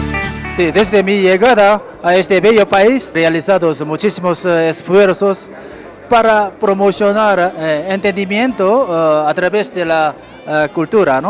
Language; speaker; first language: Spanish; non-native, fluent; Korean